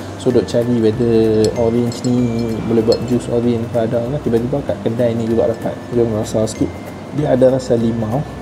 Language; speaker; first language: Malay; native; Malay